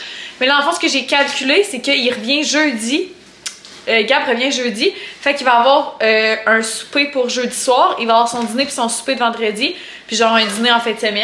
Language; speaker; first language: French; native; French